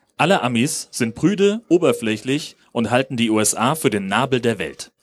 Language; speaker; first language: German; native; German